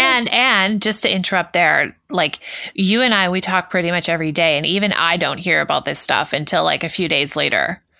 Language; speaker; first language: English; native; English